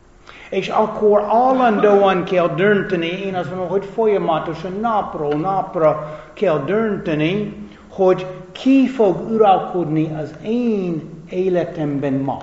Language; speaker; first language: Hungarian; non-native, fluent; English